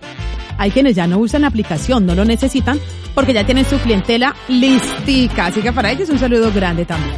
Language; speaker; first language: Spanish; native; Spanish